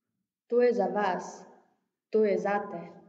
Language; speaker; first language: Slovenian; non-native, learner; Ukrainian